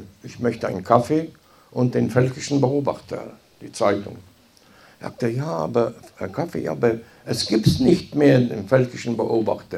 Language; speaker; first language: German; non-native, fluent; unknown